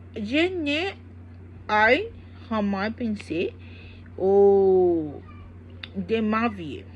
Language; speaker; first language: French; non-native, learner; Spanish